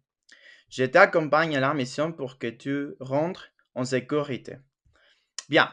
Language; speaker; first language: French; non-native, fluent; Spanish